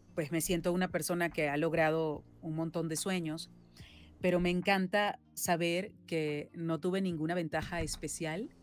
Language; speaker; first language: Spanish; native; Spanish